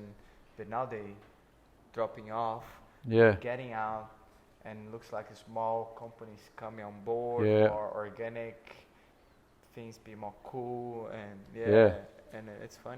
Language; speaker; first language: English; non-native, fluent; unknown